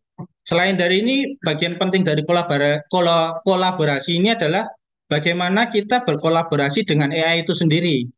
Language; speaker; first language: Indonesian; native; Indonesian